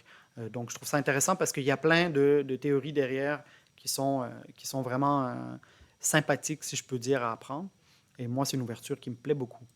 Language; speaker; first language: French; native; French